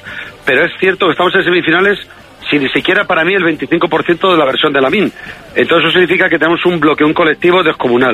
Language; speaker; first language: Spanish; native; Spanish